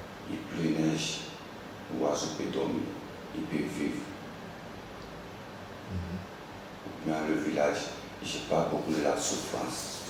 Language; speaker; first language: French; non-native, local second language; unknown